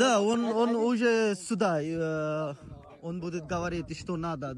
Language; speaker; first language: Russian; non-native, learner; Bangla